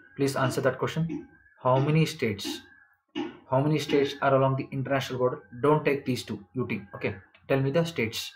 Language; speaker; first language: English; non-native, local second language; Kannada